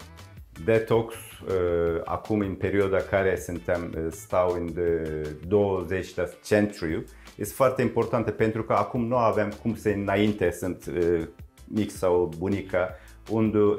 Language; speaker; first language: Romanian; non-native, learner; Turkish